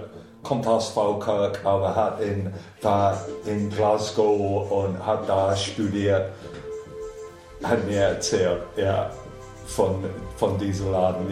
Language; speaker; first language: German; non-native, fluent; English